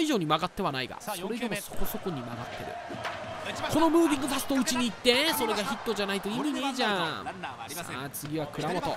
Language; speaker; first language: Japanese; native; Japanese